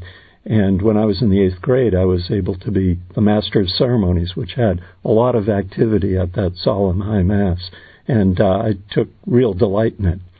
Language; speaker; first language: English; native; English